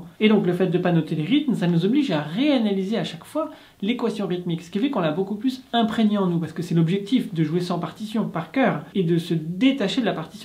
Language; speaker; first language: French; native; French